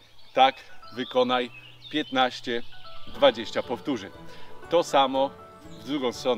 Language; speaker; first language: Polish; native; Polish